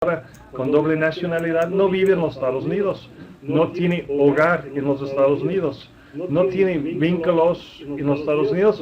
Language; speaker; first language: Spanish; non-native, fluent; English